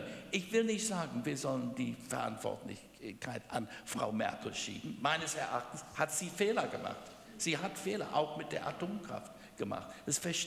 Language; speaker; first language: German; non-native, fluent; English